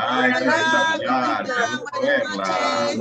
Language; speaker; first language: Spanish; native; Spanish